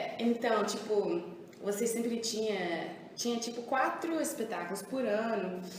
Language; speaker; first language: Portuguese; early bilingual, heritage; English